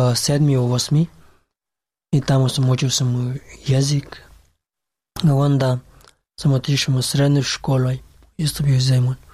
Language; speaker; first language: Serbian; non-native, learner; Pashto